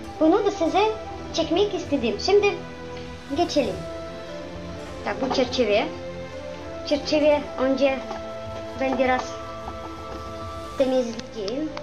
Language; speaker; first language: Turkish; non-native, learner; Russian